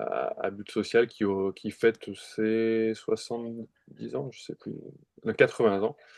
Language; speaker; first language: French; native; French